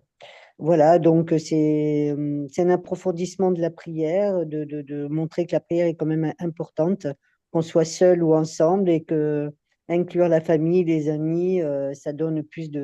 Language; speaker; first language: French; native; French